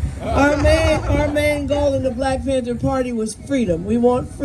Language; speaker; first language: English; native; English